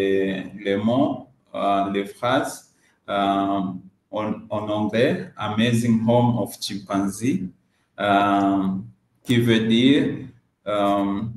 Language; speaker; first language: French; non-native, learner; Swahili